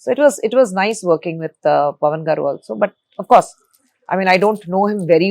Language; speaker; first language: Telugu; non-native, local second language; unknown